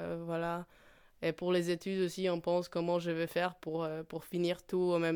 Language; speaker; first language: French; non-native, fluent; Polish